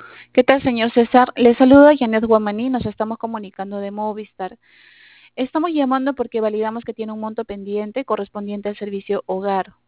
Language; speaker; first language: Spanish; native; Spanish